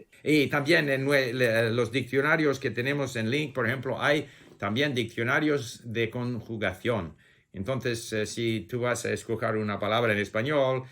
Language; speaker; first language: Spanish; non-native, fluent; English